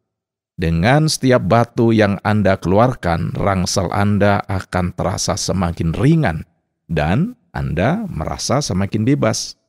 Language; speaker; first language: Indonesian; native; Indonesian